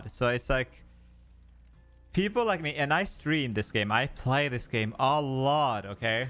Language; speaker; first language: English; native; English